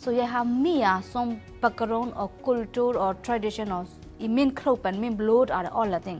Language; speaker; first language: Norwegian; non-native, learner; Burmese